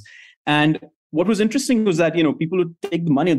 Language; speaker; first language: English; non-native, local second language; Hindi